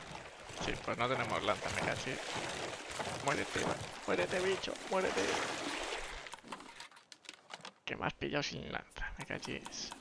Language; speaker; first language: Spanish; native; Spanish